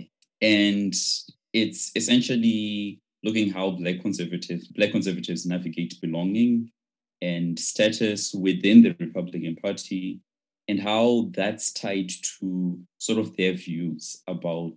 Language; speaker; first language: English; non-native, local second language; Shona